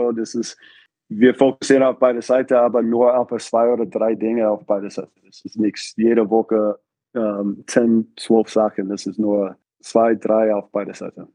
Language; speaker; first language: German; non-native, fluent; English